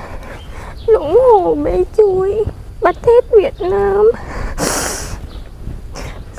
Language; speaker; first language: Thai; non-native, learner; Vietnamese